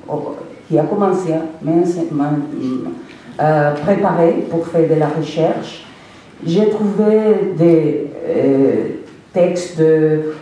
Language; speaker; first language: French; non-native, fluent; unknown